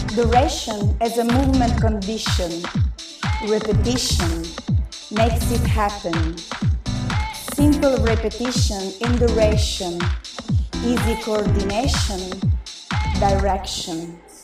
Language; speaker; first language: English; non-native, fluent; Italian